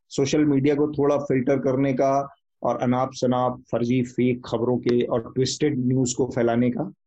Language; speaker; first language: Hindi; native; Hindi